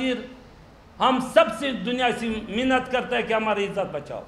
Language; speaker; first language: Urdu; non-native, learner; Pashto